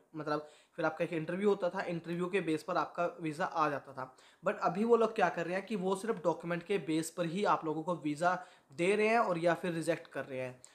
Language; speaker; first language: Hindi; native; Hindi